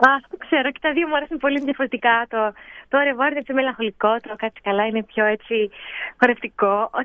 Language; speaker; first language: Greek; early bilingual, heritage; Greek